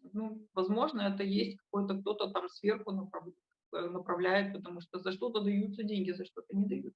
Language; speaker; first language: Russian; native; Russian